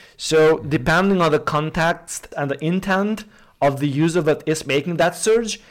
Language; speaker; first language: English; non-native, fluent; Albanian